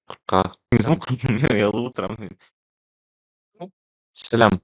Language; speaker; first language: Turkish; non-native, learner; Tatar